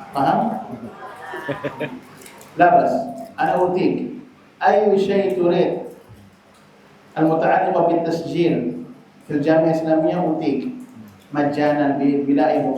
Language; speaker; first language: Arabic; non-native, fluent; Indonesian